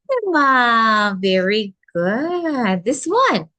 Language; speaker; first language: English; non-native, local second language; Filipino